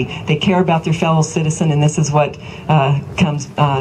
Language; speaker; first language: English; native; English